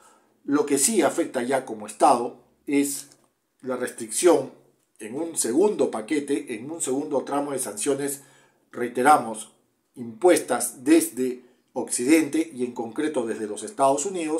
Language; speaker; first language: Spanish; native; Spanish